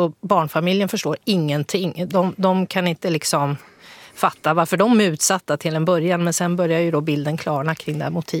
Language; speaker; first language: Swedish; native; Swedish